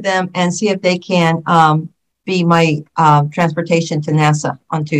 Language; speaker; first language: English; native; English